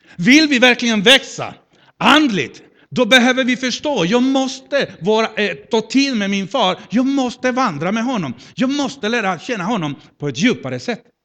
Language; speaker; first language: Swedish; non-native, fluent; Spanish